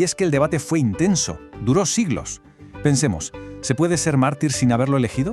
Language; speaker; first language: Spanish; native; Spanish